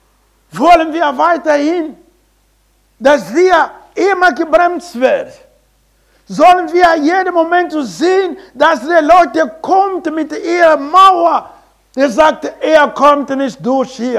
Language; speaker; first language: German; non-native, learner; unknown